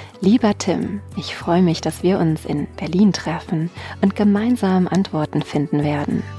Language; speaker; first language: German; native; German